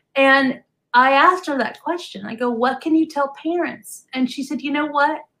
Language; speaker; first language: English; native; English